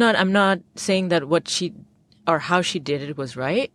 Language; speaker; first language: English; non-native, local second language; Bangla